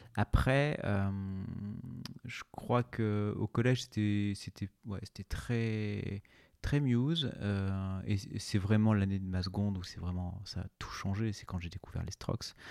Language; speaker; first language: French; native; French